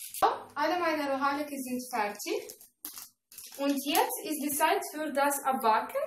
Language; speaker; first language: German; non-native, learner; Russian